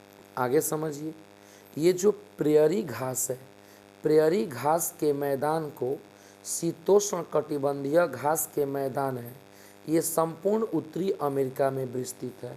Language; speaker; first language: Hindi; native; Hindi